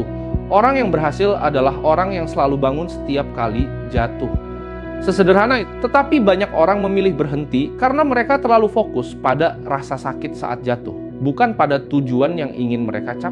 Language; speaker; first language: Indonesian; native; Indonesian